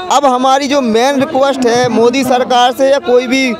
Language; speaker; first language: Hindi; native; Hindi